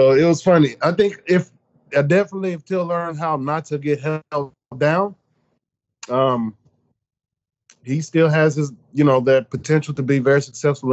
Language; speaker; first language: English; native; English